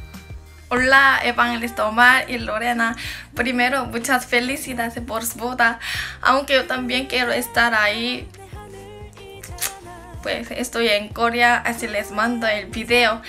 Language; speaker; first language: Spanish; non-native, learner; Korean